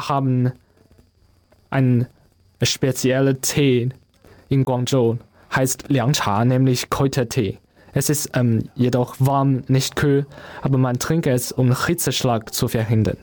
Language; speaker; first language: German; non-native, learner; Chinese